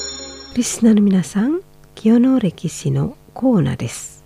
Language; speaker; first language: Japanese; non-native, fluent; Indonesian